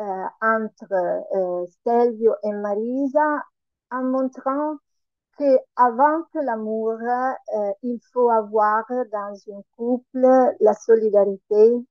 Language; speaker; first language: French; non-native, learner; Italian